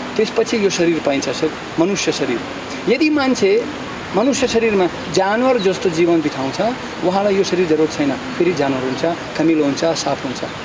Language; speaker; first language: Nepali; non-native, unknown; Russian